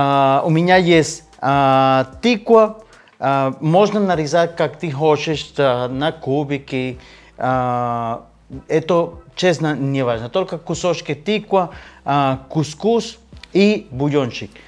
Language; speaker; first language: Russian; non-native, learner; Spanish